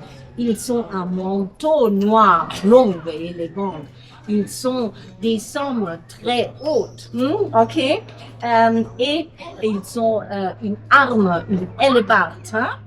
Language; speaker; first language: French; non-native, fluent; German